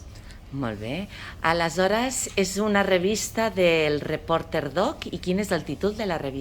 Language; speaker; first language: Catalan; native; Catalan